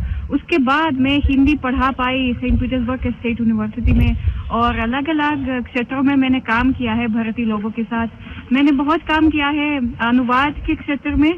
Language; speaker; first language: Hindi; non-native, fluent; Russian